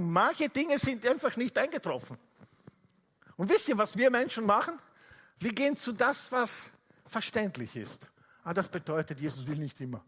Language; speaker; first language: German; non-native, fluent; Italian